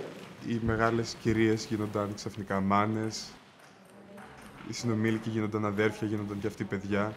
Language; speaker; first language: Greek; native; Greek